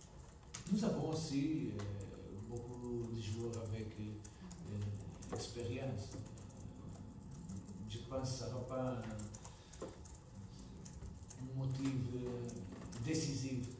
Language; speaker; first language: French; non-native, fluent; Portuguese